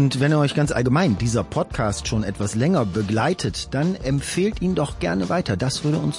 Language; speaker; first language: German; native; German